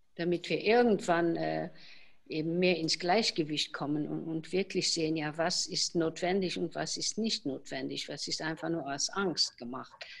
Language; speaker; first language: German; non-native, local second language; Luxembourgish